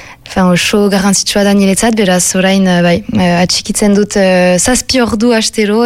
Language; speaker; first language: Basque; non-native, local second language; French